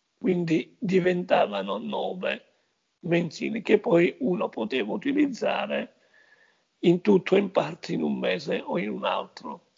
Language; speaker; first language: Italian; native; Italian